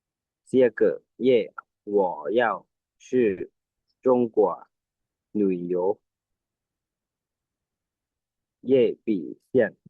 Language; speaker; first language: Chinese; non-native, learner; Lao